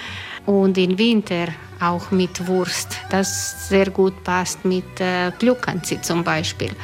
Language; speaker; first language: German; non-native, learner; Croatian